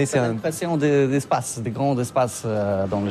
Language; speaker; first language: French; non-native, learner; Polish